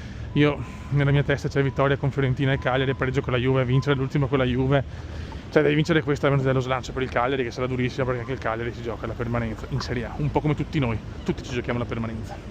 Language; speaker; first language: Italian; native; Italian